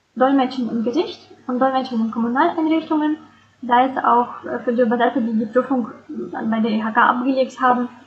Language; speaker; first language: German; non-native, fluent; Russian